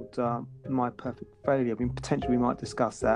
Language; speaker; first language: English; native; English